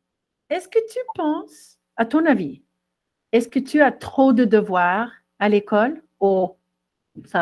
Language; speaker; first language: French; non-native, fluent; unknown